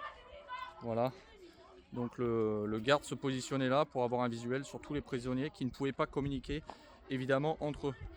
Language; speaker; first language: French; native; French